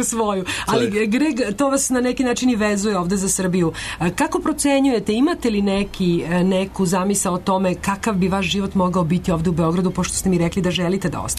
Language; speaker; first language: Serbian; native; Serbian